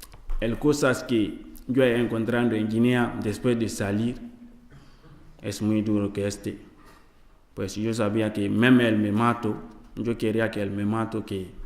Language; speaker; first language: Spanish; non-native, learner; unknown